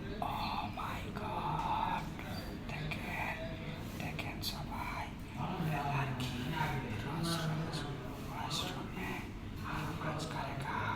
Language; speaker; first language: Hindi; non-native, learner; Bangla